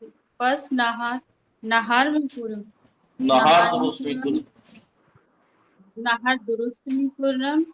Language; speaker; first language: Persian; non-native, learner; Urdu